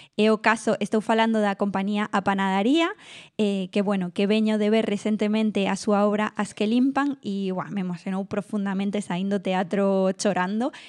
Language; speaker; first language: Galician; non-native, local second language; Spanish